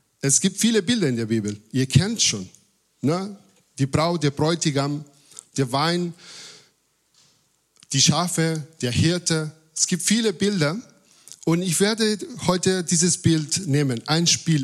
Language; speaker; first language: German; non-native, fluent; Spanish